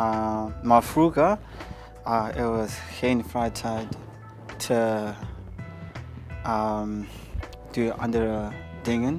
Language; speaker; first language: Dutch; non-native, learner; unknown